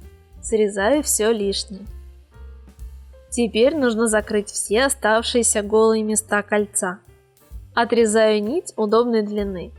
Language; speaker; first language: Russian; native; Russian